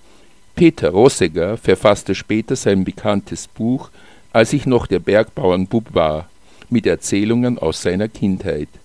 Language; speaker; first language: German; native; German